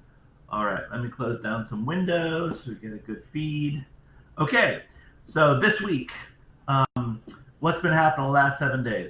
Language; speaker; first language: English; native; English